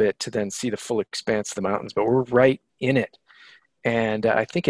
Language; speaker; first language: English; native; English